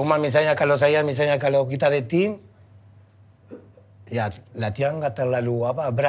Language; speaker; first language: Indonesian; non-native, fluent; Spanish